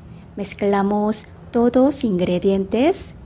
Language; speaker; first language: Spanish; non-native, fluent; Korean